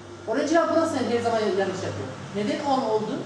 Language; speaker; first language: Turkish; non-native, learner; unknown